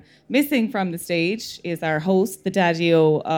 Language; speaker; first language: English; native; English